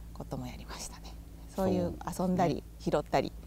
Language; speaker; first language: Japanese; native; Japanese